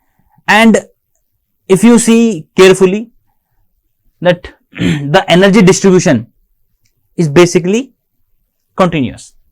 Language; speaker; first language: English; non-native, local second language; Hindi